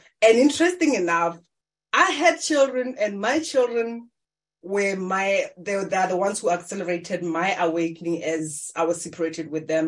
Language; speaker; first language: English; non-native, local second language; Tswana